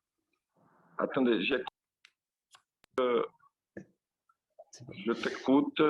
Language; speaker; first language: French; non-native, fluent; Portuguese